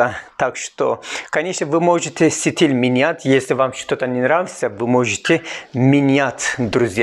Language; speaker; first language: Russian; non-native, fluent; Turkish